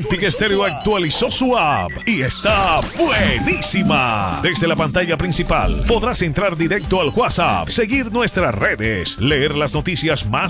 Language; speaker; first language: Spanish; native; Spanish